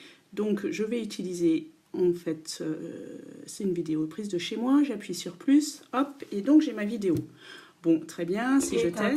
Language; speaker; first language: French; native; French